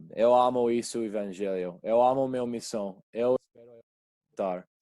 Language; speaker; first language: Portuguese; non-native, learner; English